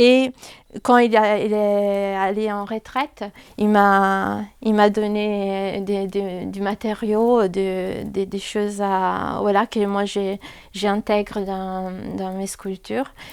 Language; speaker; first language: French; non-native, fluent; Italian